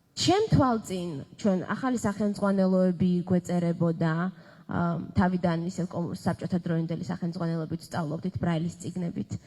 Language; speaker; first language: Georgian; native; Georgian